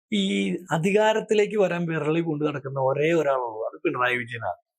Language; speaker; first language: Malayalam; native; Malayalam